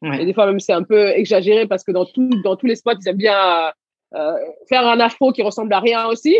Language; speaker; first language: French; early bilingual, other home language; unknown